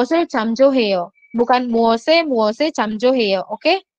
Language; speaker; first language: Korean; non-native, fluent; Indonesian